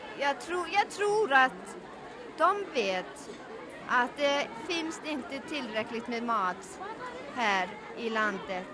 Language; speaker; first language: Swedish; non-native, learner; Icelandic